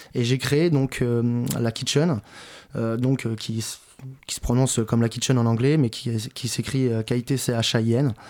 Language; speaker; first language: French; native; French